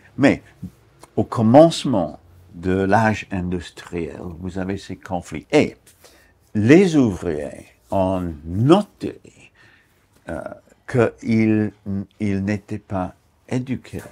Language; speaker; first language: French; non-native, fluent; English